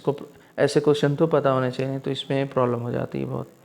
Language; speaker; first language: Hindi; native; Hindi